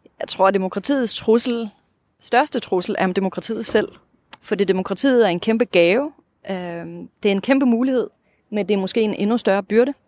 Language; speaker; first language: Danish; non-native, fluent; Russian